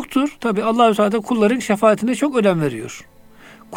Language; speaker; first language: Turkish; native; Turkish